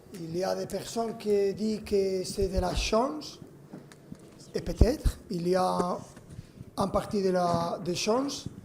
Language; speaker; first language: French; non-native, fluent; Spanish